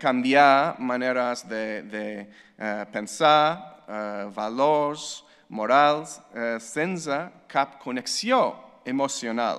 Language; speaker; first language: Catalan; non-native, fluent; English